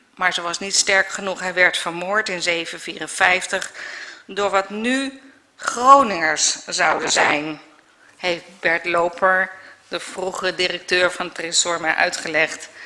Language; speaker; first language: Dutch; native; Dutch